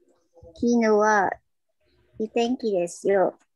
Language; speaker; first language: Japanese; non-native, learner; Filipino